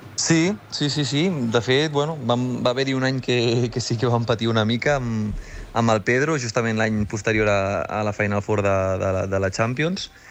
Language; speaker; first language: Catalan; native; Catalan